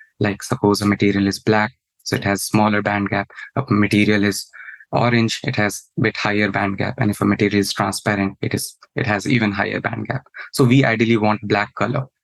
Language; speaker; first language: English; non-native, local second language; Hindi